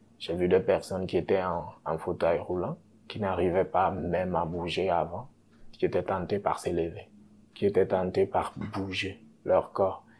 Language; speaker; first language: French; non-native, local second language; Susu